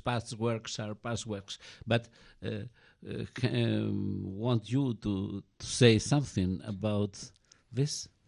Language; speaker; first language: English; non-native, learner; Galician